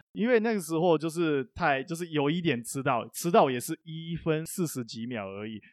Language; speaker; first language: Chinese; non-native, fluent; Japanese